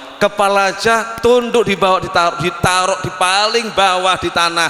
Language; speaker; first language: Indonesian; non-native, local second language; Javanese